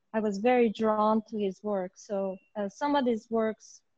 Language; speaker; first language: English; native; English